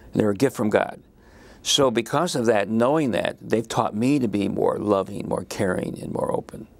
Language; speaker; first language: English; native; English